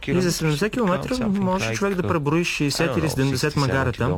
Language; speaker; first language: Bulgarian; non-native, fluent; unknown